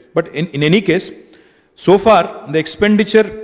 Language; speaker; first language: Hindi; non-native, local second language; Telugu